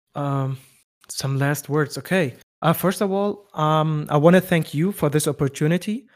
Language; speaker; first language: English; non-native, fluent; German